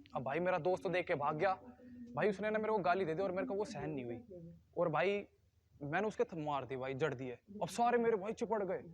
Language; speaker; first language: Hindi; native; Hindi